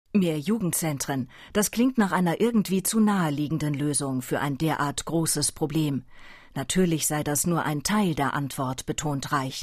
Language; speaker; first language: German; native; German